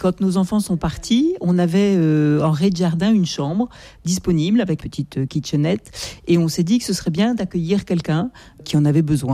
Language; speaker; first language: French; native; French